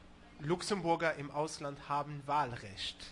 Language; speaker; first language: German; non-native, local second language; Luxembourgish